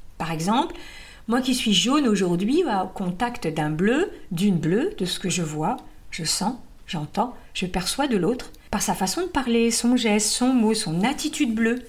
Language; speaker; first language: French; native; French